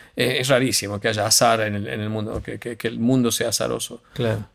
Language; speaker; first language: Spanish; native; Spanish